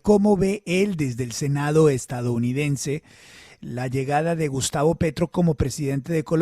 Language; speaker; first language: Spanish; native; Spanish